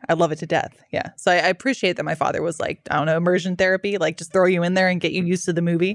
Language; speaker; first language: English; native; English